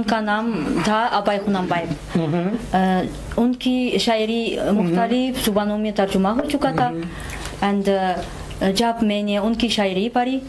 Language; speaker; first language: Hindi; non-native, fluent; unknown